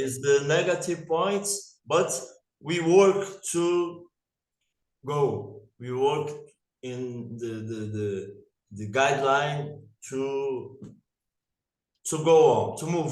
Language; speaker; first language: English; non-native, learner; Portuguese